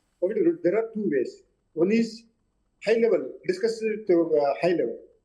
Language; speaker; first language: English; non-native, local second language; Telugu